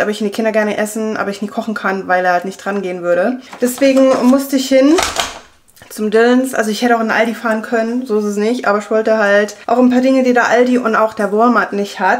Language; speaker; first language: German; native; German